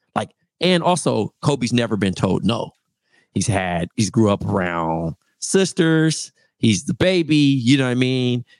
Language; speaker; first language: English; native; English